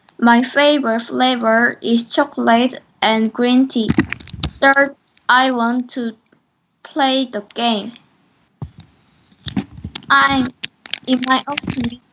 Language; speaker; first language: English; non-native, learner; Korean